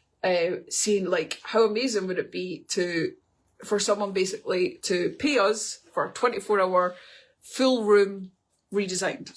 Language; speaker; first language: English; native; English